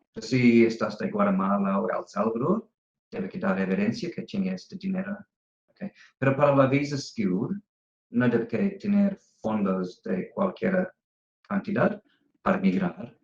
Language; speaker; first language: Spanish; non-native, fluent; English